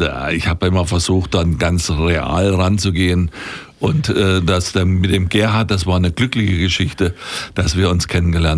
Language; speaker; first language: German; native; German